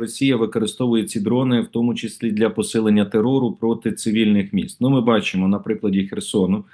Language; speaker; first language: Ukrainian; native; Ukrainian